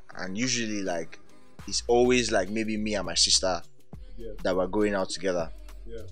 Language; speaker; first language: English; non-native, local second language; Yoruba